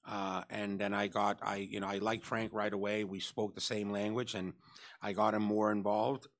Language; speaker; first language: English; early bilingual, other home language; Spanish